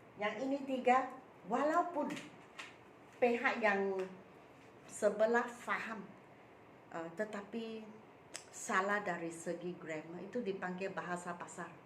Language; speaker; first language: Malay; non-native, local second language; Min Nan Chinese